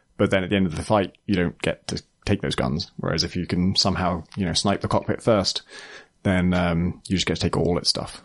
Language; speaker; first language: English; native; English